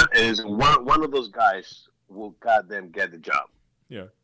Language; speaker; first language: English; early bilingual, other home language; Spanish